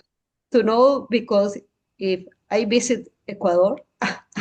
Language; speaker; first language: English; non-native, learner; Spanish